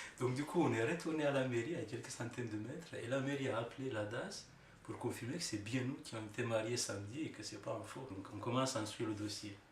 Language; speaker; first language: French; non-native, fluent; Romanian